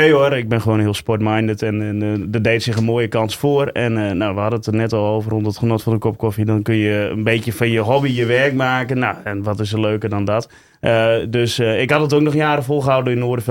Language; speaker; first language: Dutch; native; Dutch